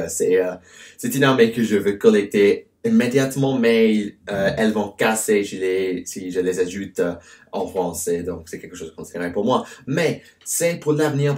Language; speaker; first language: French; non-native, fluent; English